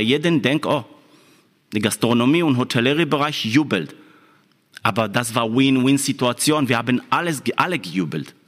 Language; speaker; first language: German; non-native, fluent; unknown